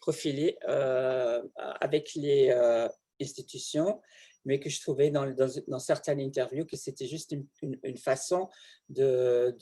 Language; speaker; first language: French; non-native, fluent; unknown